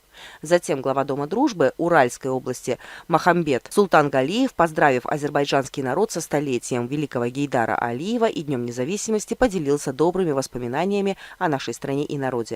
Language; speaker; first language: Russian; native; Russian